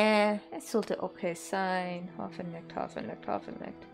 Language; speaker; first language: German; non-native, learner; Dutch